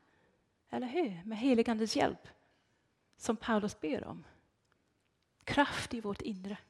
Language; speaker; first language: Swedish; non-native, fluent; English